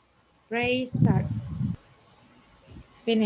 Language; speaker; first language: English; non-native, fluent; Indonesian